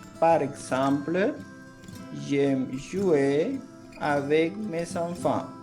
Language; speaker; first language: French; non-native, fluent; Spanish